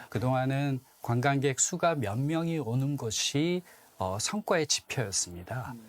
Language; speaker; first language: Korean; native; Korean